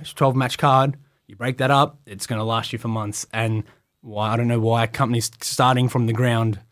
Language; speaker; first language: English; native; English